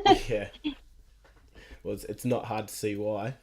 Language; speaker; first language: English; native; English